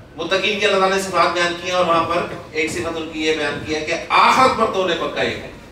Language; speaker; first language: Urdu; native; Urdu